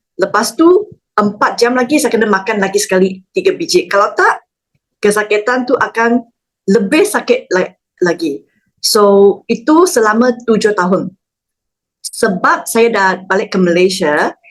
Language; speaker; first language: Malay; non-native, local second language; Chinese